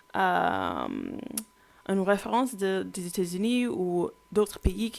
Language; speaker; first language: French; non-native, fluent; English